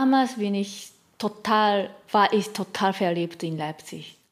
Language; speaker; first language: German; non-native, learner; Japanese